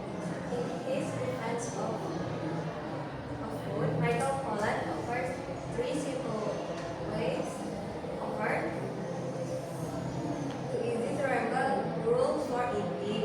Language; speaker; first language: English; non-native, learner; Indonesian